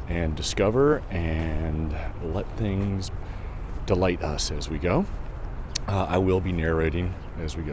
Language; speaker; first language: English; native; English